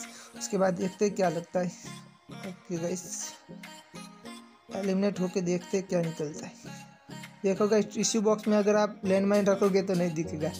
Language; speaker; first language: Hindi; native; Hindi